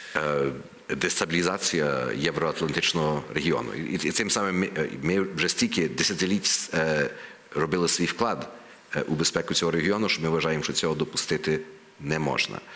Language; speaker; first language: Ukrainian; early bilingual, heritage; Ukrainian